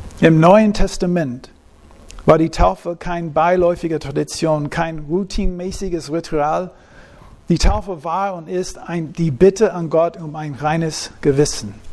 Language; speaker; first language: German; non-native, fluent; English